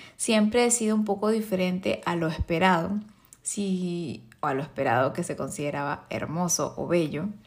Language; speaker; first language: Spanish; native; Spanish